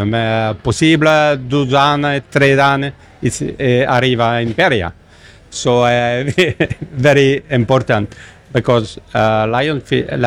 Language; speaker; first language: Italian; non-native, learner; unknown